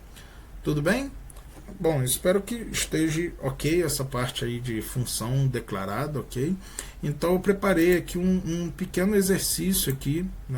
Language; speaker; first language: Portuguese; native; Portuguese